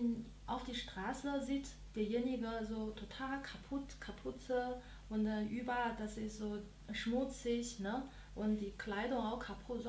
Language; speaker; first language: German; non-native, learner; Chinese